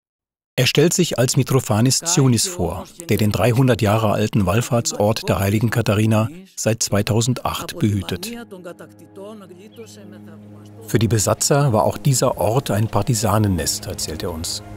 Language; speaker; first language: German; native; German